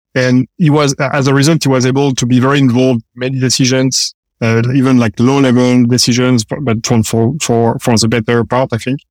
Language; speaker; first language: English; non-native, fluent; French